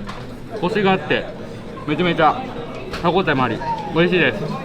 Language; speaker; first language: Japanese; native; Japanese